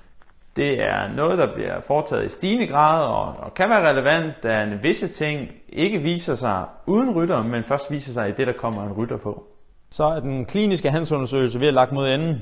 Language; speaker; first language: Danish; native; Danish